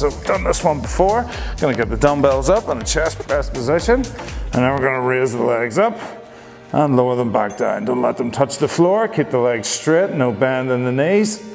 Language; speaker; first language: English; native; English